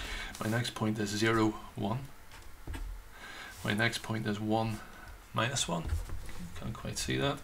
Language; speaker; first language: English; native; English